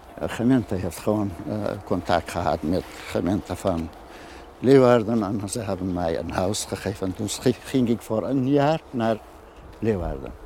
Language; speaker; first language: Dutch; non-native, fluent; Kurdish